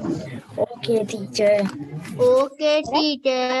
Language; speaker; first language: English; non-native, learner; Sinhala